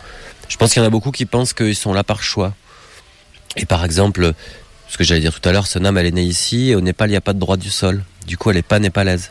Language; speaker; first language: French; native; French